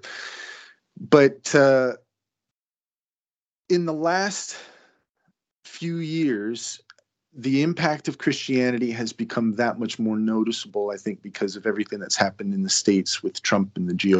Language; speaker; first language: English; native; English